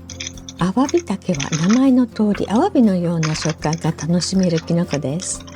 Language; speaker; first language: Japanese; native; Japanese